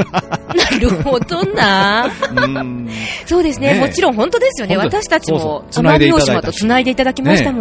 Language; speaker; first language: Japanese; native; Japanese